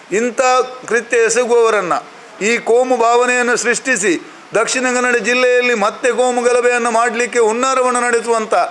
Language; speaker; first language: Kannada; non-native, local second language; Tulu